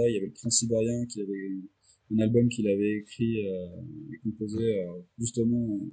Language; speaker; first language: French; native; French